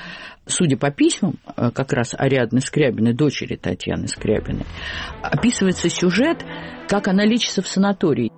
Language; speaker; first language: Russian; native; Russian